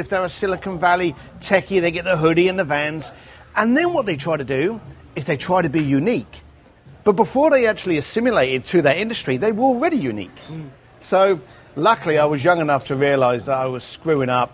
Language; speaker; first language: English; native; English